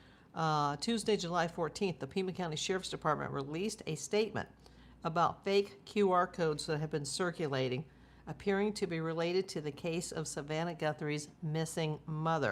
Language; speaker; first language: English; native; English